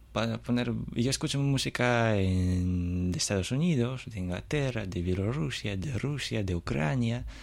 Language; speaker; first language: Spanish; non-native, fluent; Russian